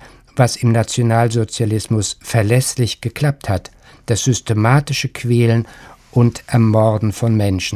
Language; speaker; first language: German; native; German